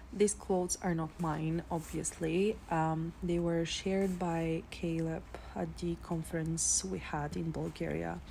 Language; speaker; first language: English; non-native, fluent; Bulgarian